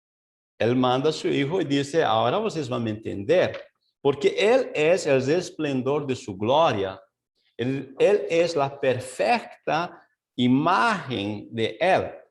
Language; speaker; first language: Portuguese; non-native, fluent; Spanish